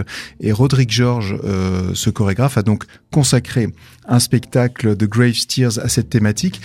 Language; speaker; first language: French; native; French